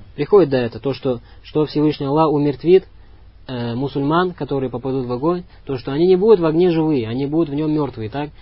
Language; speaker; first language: Russian; non-native, local second language; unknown